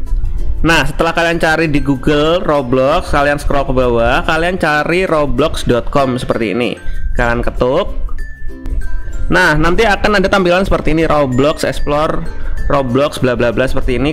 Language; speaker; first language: Indonesian; native; Indonesian